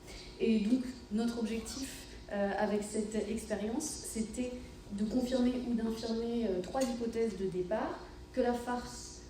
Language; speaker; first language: French; native; French